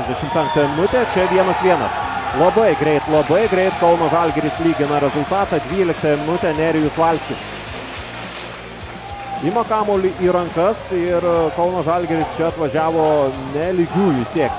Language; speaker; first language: Lithuanian; native; Lithuanian